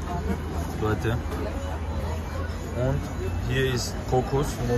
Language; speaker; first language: German; early bilingual, other home language; Turkish